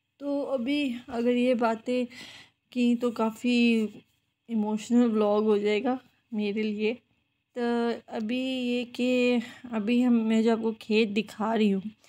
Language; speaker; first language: Urdu; native; Urdu